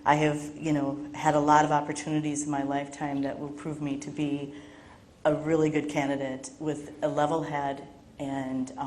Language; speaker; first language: English; native; English